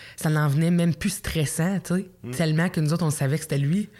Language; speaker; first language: French; native; French